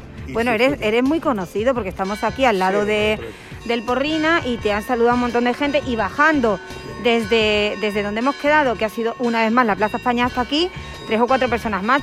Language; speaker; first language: Spanish; native; Spanish